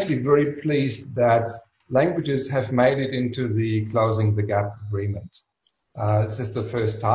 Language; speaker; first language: English; non-native, fluent; German